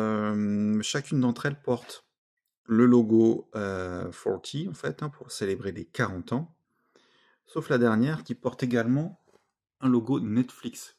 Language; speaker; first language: French; native; French